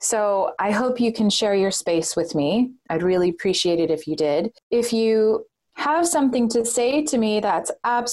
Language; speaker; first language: English; native; English